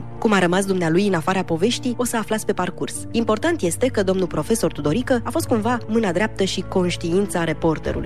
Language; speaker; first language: Romanian; native; Romanian